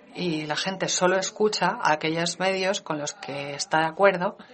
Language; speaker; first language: Spanish; non-native, fluent; Danish